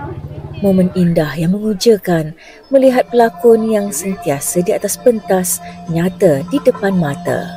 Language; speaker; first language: Malay; native; Malay